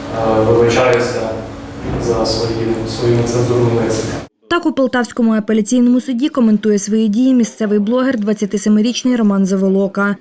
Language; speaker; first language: Ukrainian; native; Ukrainian